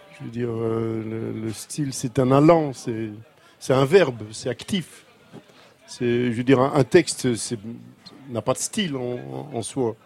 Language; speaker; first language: French; non-native, fluent; Dutch